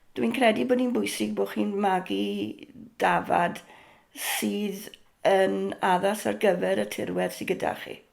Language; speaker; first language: Welsh; native; Welsh